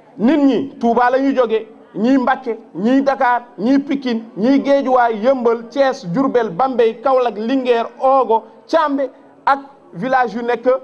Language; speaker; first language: Wolof; non-native, local second language; Fula